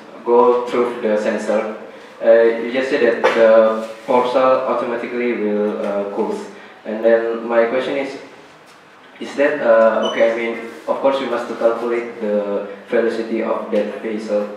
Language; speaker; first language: English; non-native, learner; Indonesian